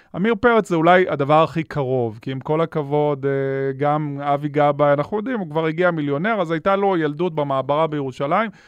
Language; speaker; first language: Hebrew; native; Hebrew